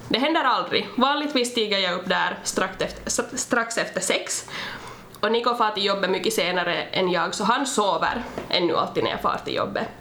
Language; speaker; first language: Swedish; native; Swedish